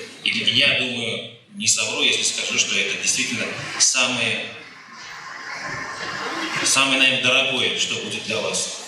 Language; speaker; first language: Russian; native; Russian